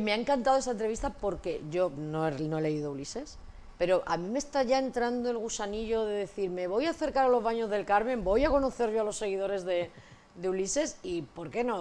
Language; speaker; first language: Spanish; native; Spanish